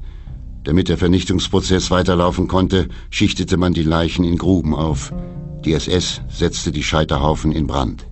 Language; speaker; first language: German; native; German